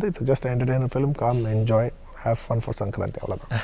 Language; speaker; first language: Tamil; non-native, local second language; Telugu